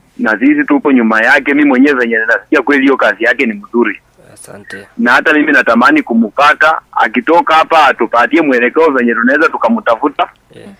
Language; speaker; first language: Swahili; non-native, local second language; Luyia